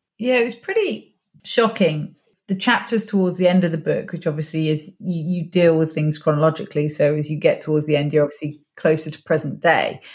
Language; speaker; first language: English; native; English